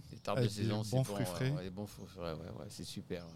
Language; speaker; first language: French; native; French